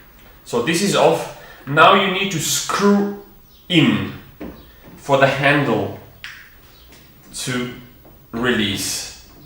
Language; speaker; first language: English; non-native, fluent; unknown